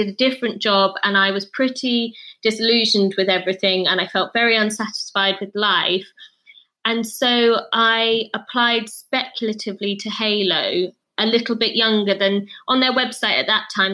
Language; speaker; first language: English; native; English